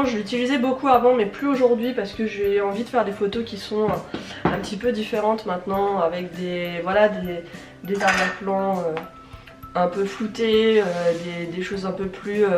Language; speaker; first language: French; native; French